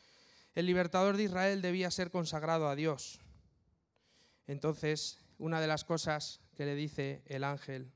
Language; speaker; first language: Spanish; native; Spanish